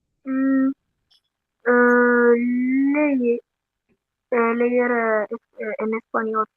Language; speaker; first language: Spanish; non-native, learner; Arabic